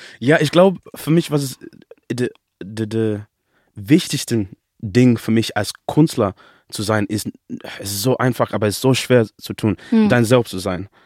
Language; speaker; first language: German; non-native, learner; Shona